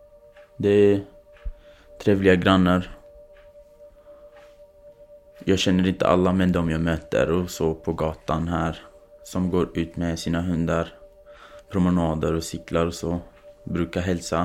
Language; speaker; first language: Swedish; non-native, fluent; Kurdish